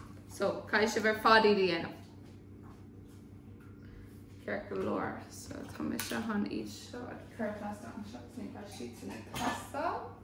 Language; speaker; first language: Irish; non-native, local second language; English